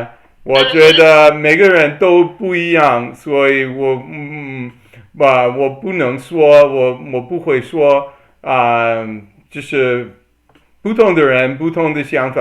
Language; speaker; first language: Chinese; non-native, learner; English